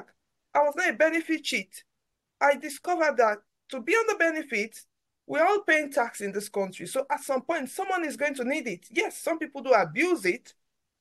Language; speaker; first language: English; non-native, local second language; Krio